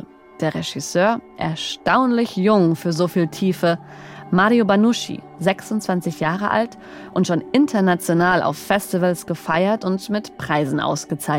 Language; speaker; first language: German; native; German